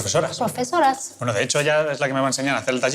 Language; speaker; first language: Spanish; native; Spanish